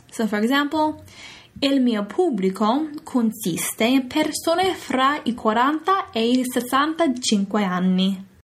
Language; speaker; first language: Italian; non-native, fluent; English